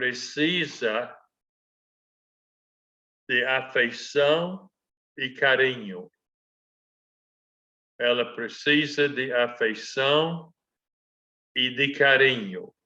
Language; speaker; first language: Portuguese; non-native, fluent; English